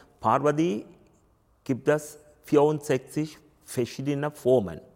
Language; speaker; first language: German; non-native, learner; Tamil